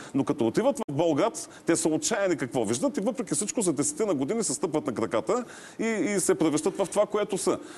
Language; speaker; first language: Bulgarian; native; Bulgarian